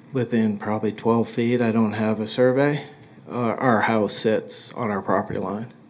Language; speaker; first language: English; native; English